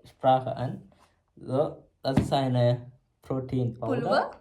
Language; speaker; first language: German; non-native, learner; Malayalam